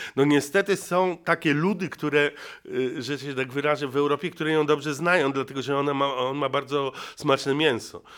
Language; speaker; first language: Polish; native; Polish